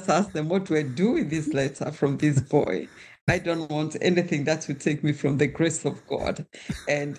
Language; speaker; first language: English; non-native, local second language; Kikuyu